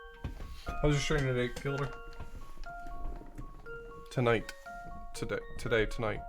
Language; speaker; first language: English; native; English